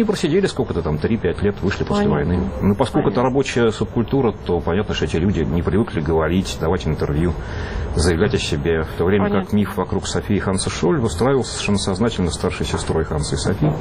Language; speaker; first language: Russian; native; Russian